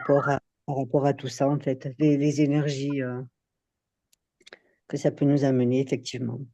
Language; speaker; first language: French; native; French